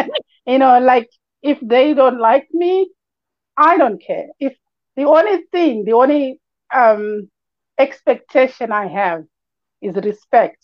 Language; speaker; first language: English; non-native, local second language; Shona